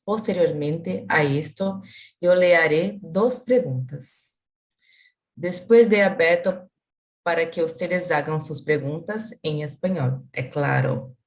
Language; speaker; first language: Spanish; non-native, learner; Portuguese